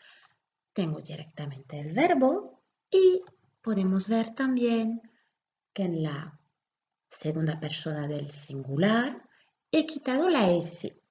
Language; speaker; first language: Spanish; non-native, fluent; French